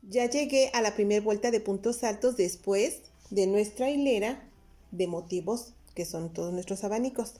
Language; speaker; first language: Spanish; native; Spanish